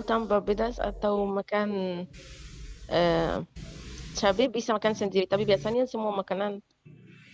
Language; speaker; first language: Indonesian; non-native, learner; Arabic